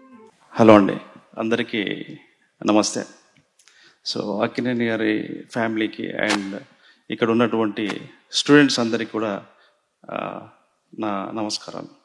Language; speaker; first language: Telugu; native; Telugu